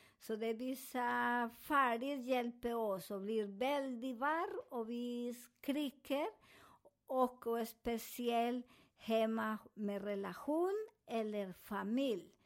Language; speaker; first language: Swedish; non-native, learner; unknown